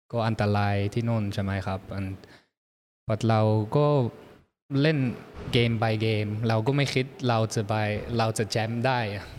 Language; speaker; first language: Thai; early bilingual, heritage; Thai